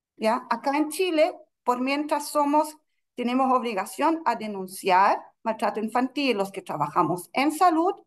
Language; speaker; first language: Spanish; non-native, fluent; Russian